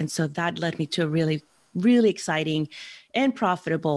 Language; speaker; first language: English; early bilingual, other home language; Spanish